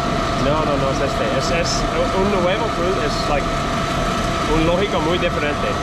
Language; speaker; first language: Spanish; non-native, learner; English